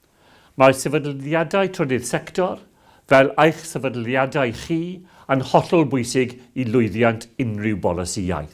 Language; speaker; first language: Welsh; non-native, local second language; English